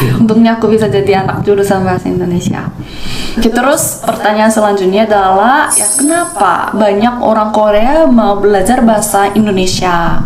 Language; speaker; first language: Indonesian; non-native, fluent; Korean